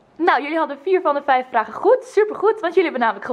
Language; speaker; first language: Dutch; native; Dutch